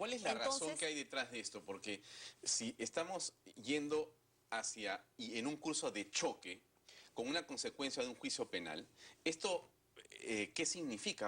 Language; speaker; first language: Spanish; native; Spanish